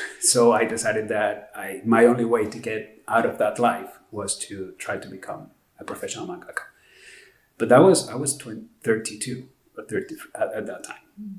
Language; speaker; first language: English; non-native, fluent; Spanish